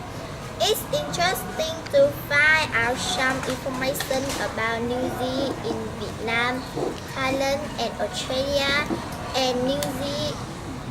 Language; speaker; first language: English; non-native, learner; Vietnamese